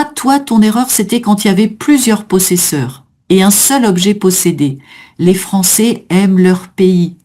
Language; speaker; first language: French; native; French